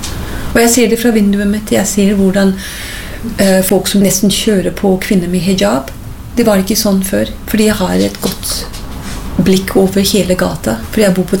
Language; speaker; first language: Norwegian; non-native, fluent; English